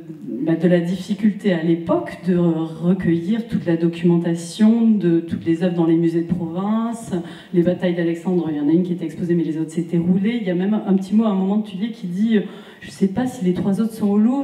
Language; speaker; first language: French; native; French